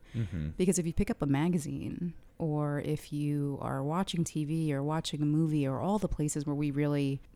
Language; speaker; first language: English; early bilingual, other home language; Arabic